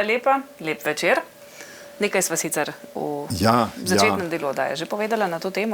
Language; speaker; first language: Slovenian; native; Slovenian